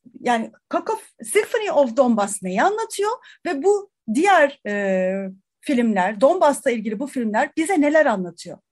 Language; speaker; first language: Turkish; native; Turkish